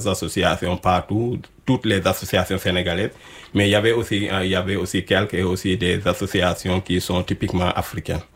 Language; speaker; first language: French; non-native, local second language; Wolof